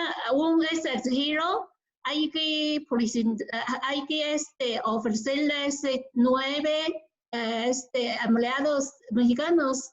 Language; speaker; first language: Spanish; non-native, learner; Chinese